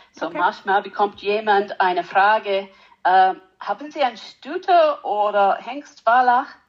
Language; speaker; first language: German; non-native, learner; English